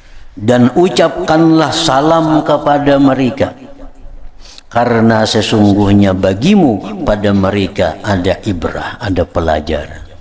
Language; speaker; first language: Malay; non-native, local second language; Banjar